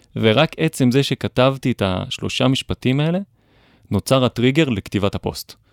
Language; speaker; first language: Hebrew; native; Hebrew